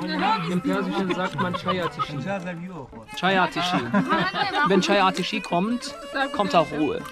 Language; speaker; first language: German; non-native, fluent; Kurdish